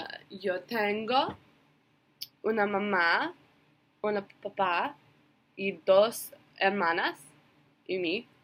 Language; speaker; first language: Spanish; non-native, learner; English